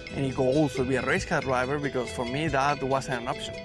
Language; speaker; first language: English; non-native, fluent; Spanish